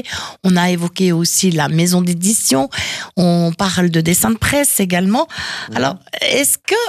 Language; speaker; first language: French; native; French